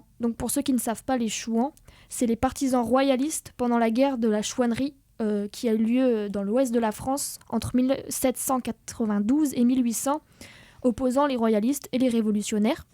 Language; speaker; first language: French; native; French